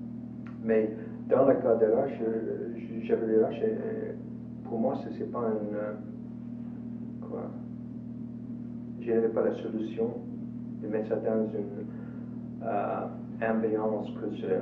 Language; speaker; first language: French; non-native, local second language; English